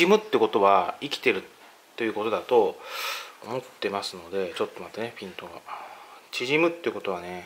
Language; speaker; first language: Japanese; native; Japanese